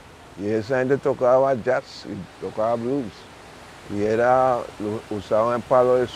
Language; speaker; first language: Spanish; non-native, local second language; English